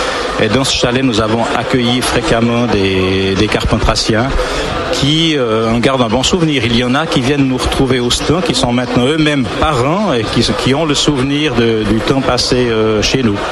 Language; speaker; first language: French; native; French